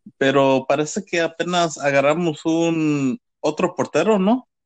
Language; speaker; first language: Spanish; early bilingual, heritage; Spanish